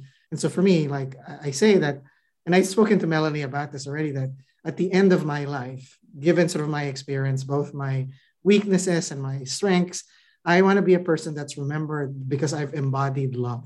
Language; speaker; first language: English; non-native, local second language; Filipino